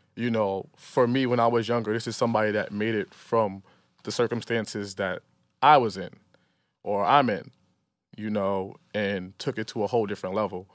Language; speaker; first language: English; native; English